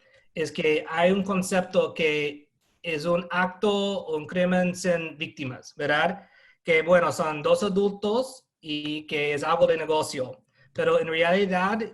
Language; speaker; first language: Spanish; non-native, fluent; English